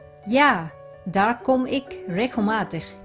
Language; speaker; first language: Dutch; non-native, fluent; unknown